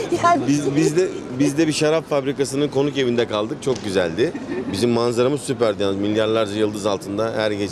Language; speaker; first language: Turkish; native; Turkish